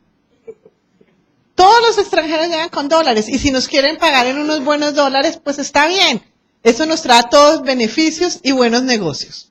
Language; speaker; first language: Spanish; native; Spanish